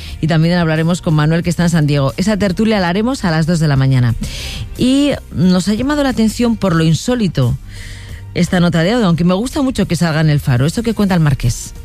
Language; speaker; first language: Spanish; native; Spanish